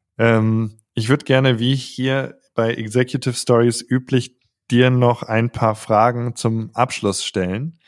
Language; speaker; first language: German; native; German